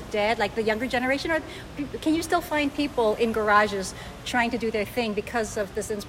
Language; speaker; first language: English; non-native, local second language; Cantonese